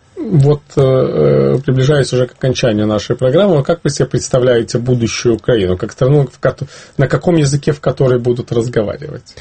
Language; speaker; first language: Russian; native; Russian